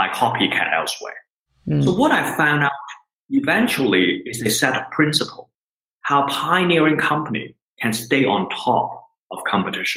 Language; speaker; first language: English; non-native, local second language; Cantonese